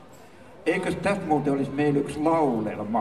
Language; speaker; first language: Finnish; native; Finnish